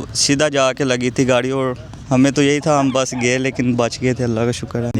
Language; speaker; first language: Urdu; non-native, local second language; Punjabi